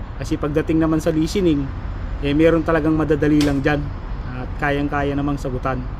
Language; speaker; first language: Filipino; native; Filipino